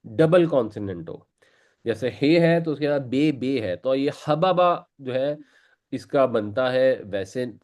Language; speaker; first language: Urdu; native; Urdu